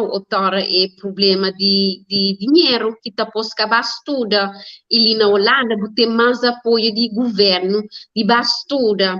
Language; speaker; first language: Portuguese; non-native, learner; Kabuverdianu